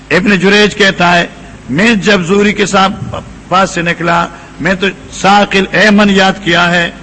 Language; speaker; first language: Urdu; non-native, local second language; Northern Hindko